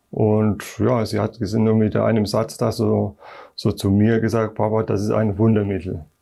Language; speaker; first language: German; non-native, fluent; Polish